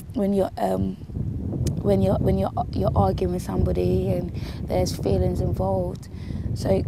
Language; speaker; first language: English; native; English